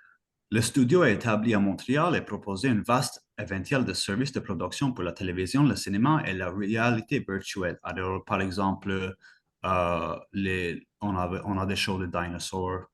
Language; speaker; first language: French; non-native, fluent; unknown